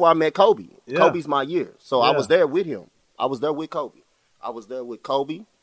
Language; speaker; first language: English; native; English